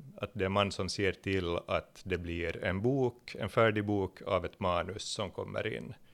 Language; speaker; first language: Swedish; native; Swedish